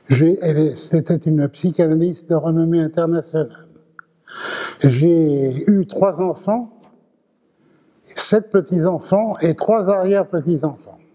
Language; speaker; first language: French; early bilingual, other home language; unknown